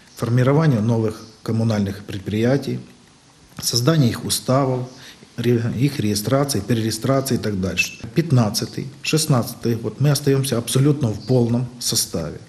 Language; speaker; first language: Russian; native; Russian